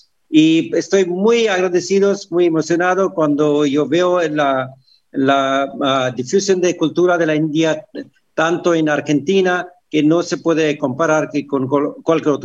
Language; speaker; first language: Spanish; non-native, fluent; Hindi